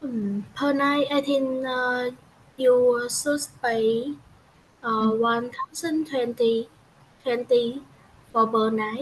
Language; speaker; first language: English; non-native, learner; Vietnamese